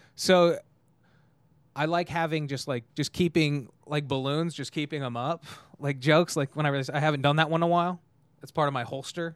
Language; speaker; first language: English; native; English